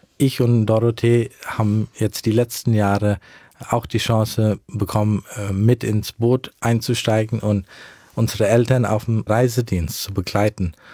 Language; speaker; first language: German; early bilingual, heritage; German